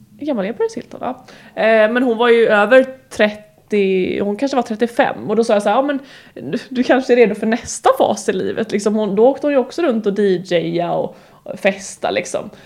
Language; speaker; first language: Swedish; native; Swedish